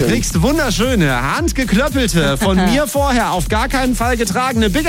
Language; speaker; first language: German; native; German